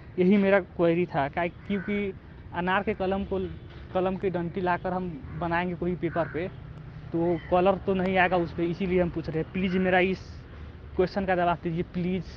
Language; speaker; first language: Hindi; non-native, local second language; Nepali